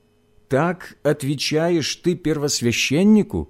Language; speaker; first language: Russian; native; Russian